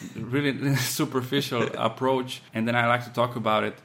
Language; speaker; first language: English; non-native, fluent; Slovenian